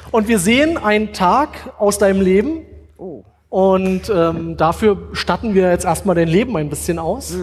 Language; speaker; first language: German; native; German